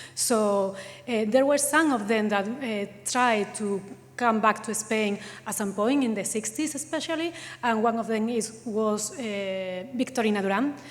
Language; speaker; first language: English; non-native, fluent; Spanish